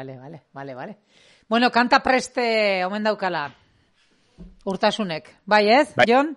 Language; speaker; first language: Basque; native; Basque